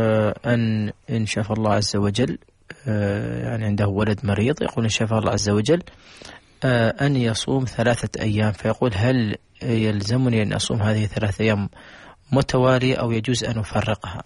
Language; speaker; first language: Arabic; native; Arabic